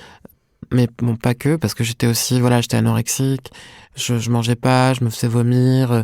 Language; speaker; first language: French; non-native, local second language; Arabic